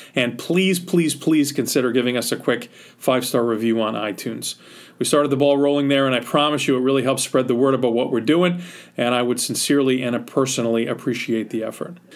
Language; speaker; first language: English; native; English